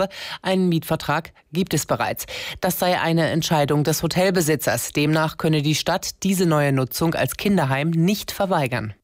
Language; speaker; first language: German; native; German